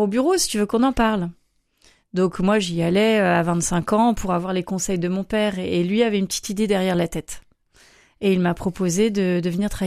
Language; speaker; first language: French; native; French